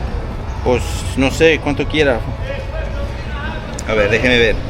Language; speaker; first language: Spanish; early bilingual, heritage; Spanish